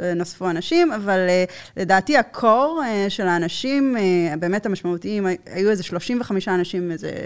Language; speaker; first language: Hebrew; non-native, fluent; English